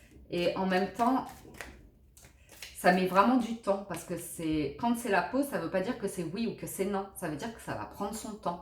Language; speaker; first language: French; native; French